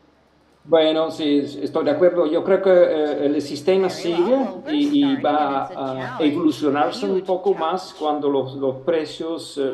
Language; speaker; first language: Spanish; non-native, fluent; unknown